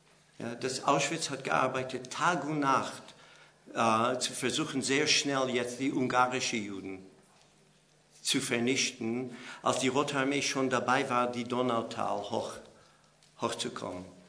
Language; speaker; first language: German; non-native, fluent; English